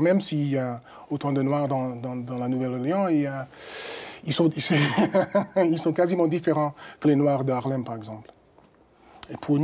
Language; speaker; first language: French; non-native, fluent; English